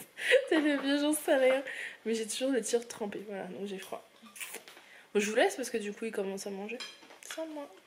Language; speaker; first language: French; native; French